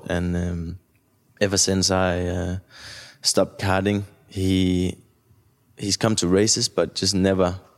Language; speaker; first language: English; non-native, fluent; Danish